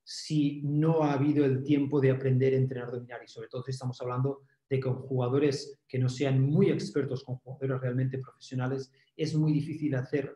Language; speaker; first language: Spanish; native; Spanish